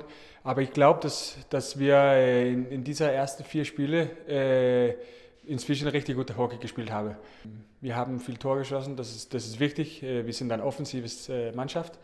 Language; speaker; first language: German; non-native, learner; Danish